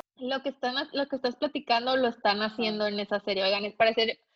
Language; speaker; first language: Spanish; native; Spanish